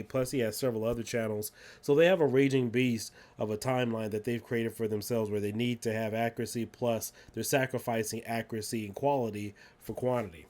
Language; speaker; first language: English; native; English